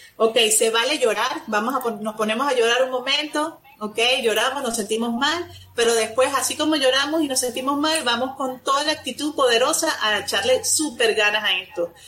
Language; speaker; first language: Spanish; native; Spanish